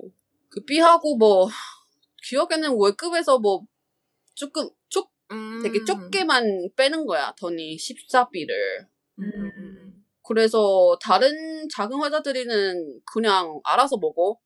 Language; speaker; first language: Korean; non-native, fluent; Chinese